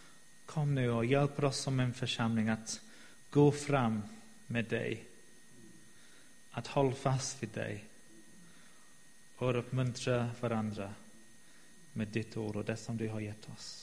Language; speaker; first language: Swedish; non-native, fluent; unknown